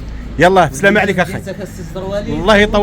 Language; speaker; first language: Arabic; native; Arabic